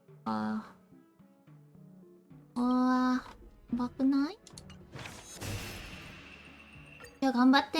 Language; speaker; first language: Japanese; non-native, learner; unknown